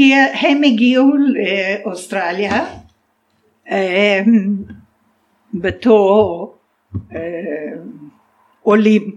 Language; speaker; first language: Hebrew; non-native, fluent; English